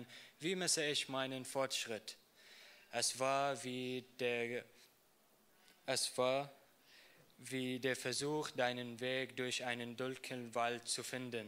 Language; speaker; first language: German; non-native, learner; Arabic